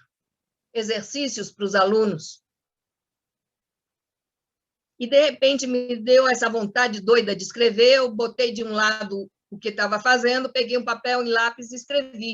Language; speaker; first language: Portuguese; non-native, fluent; Spanish